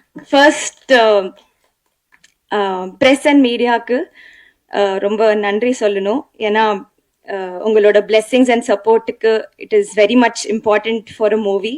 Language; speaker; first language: Tamil; non-native, learner; Telugu